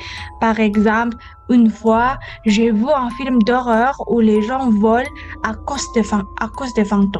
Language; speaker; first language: French; non-native, learner; Indonesian